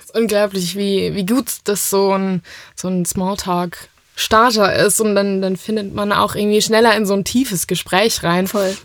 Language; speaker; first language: German; native; German